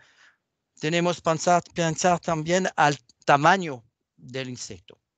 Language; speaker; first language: Spanish; non-native, learner; French